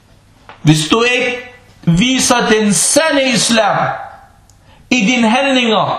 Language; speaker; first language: Danish; early bilingual, other home language; Arabic